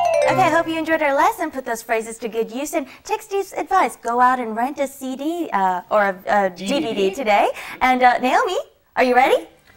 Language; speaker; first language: English; native; English